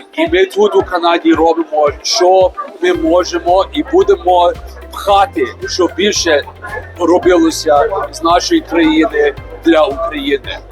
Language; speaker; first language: Ukrainian; early bilingual, heritage; Ukrainian